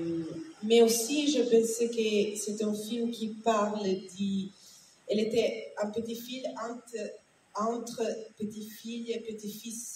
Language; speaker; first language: French; non-native, learner; Italian